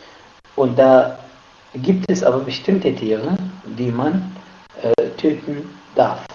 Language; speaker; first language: German; non-native, fluent; Arabic